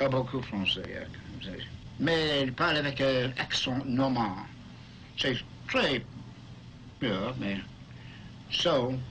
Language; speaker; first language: French; non-native, learner; English